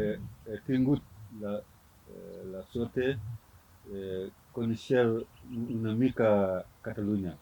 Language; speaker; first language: Catalan; non-native, learner; Fula